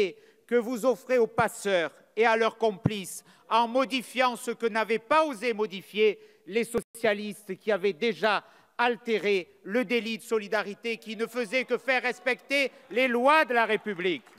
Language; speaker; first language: French; native; French